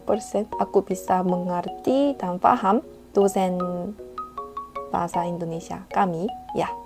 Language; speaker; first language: Indonesian; non-native, fluent; Korean